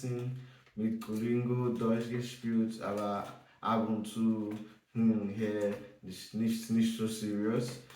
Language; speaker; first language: German; non-native, learner; English